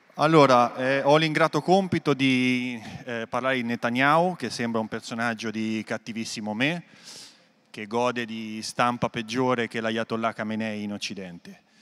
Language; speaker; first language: Italian; native; Italian